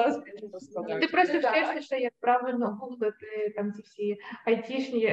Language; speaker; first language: Ukrainian; native; Ukrainian